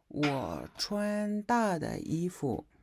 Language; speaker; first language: Chinese; non-native, fluent; Mongolian